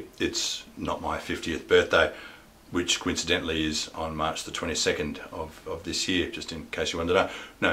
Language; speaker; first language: English; native; English